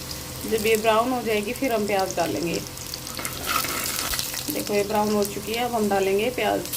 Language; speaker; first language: Hindi; native; Hindi